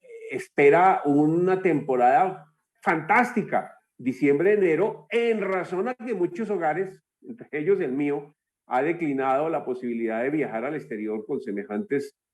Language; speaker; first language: Spanish; native; Spanish